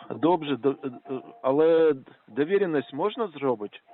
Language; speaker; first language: Polish; non-native, learner; Ukrainian